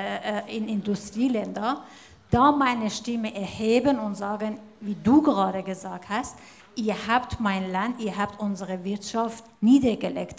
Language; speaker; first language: German; non-native, fluent; Persian